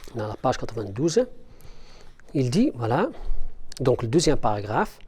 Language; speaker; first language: French; non-native, local second language; Arabic